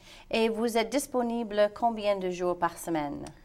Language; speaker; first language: French; non-native, fluent; English